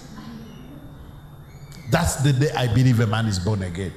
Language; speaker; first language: English; non-native, local second language; Ganda